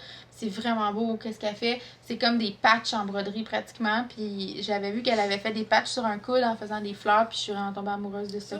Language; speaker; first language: French; native; French